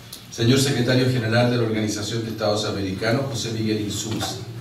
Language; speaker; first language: Spanish; native; Spanish